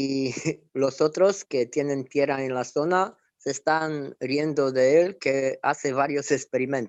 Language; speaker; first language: Spanish; non-native, fluent; Romanian